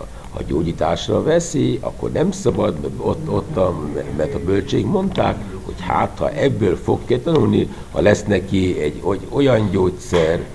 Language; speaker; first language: Hungarian; non-native, fluent; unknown